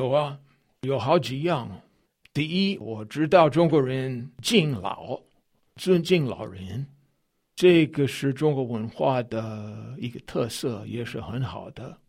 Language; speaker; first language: Chinese; non-native, fluent; English